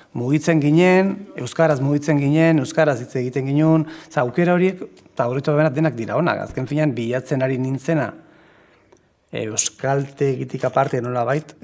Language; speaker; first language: Basque; non-native, local second language; Spanish